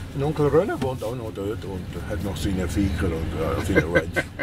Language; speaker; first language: German; early bilingual, heritage; Spanish